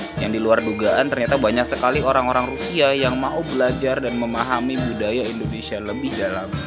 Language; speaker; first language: Indonesian; native; Indonesian